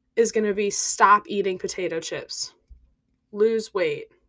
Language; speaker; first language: English; native; English